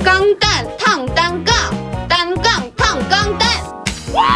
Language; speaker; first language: Chinese; non-native, fluent; Korean